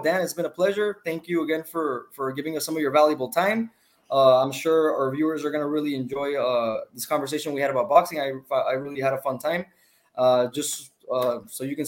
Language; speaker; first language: English; non-native, fluent; Spanish